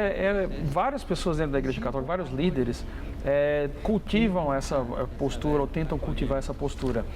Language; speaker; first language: Portuguese; native; Portuguese